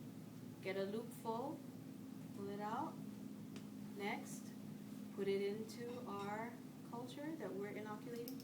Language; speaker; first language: English; native; English